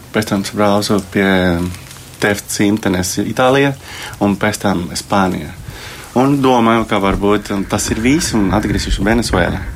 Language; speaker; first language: Latvian; non-native, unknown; Spanish